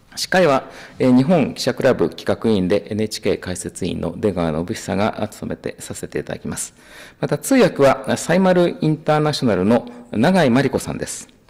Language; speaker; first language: Japanese; native; Japanese